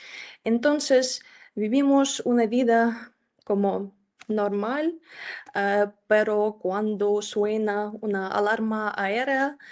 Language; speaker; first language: Spanish; non-native, fluent; Ukrainian